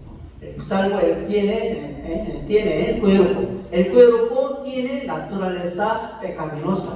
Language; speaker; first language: Spanish; non-native, fluent; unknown